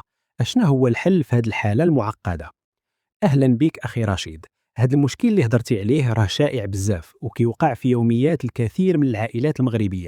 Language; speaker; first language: Arabic; native; Arabic